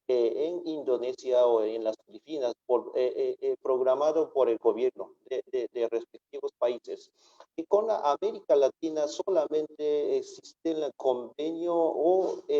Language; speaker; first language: Spanish; non-native, fluent; Japanese